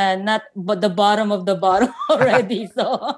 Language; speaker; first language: English; non-native, local second language; Filipino